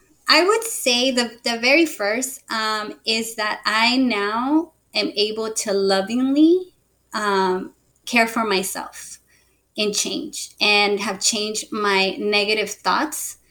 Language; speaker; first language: English; early bilingual, other home language; Spanish